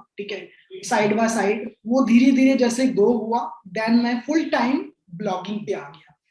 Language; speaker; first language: Hindi; non-native, local second language; Bangla